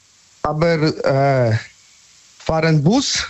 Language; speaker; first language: German; non-native, learner; Polish